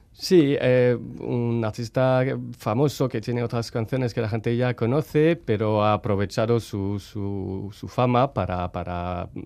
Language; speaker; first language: Spanish; non-native, fluent; French